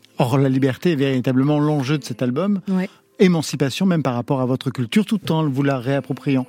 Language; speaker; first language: French; native; French